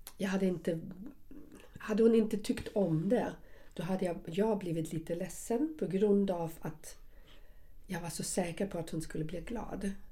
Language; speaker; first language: Swedish; non-native, fluent; German